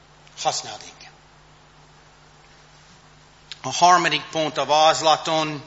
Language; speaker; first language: Hungarian; non-native, fluent; English